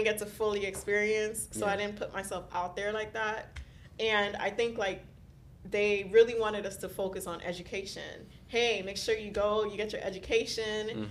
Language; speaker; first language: English; early bilingual, other home language; Haitian Creole